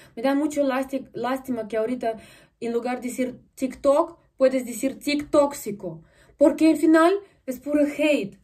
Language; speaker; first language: Spanish; non-native, fluent; Russian